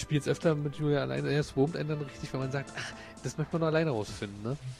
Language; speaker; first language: German; native; German